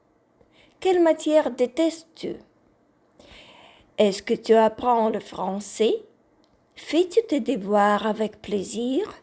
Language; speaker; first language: French; non-native, fluent; Ukrainian